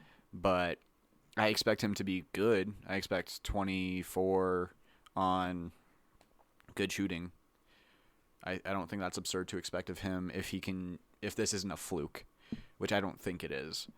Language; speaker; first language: English; native; English